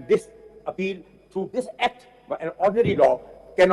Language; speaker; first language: English; non-native, local second language; Urdu